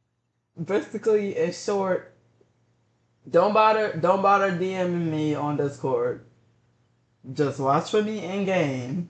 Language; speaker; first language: English; native; English